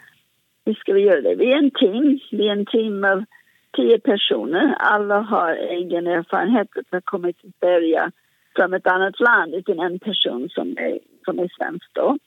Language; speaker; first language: Swedish; non-native, fluent; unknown